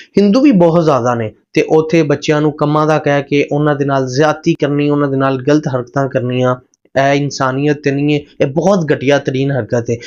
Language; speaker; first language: Punjabi; native; Punjabi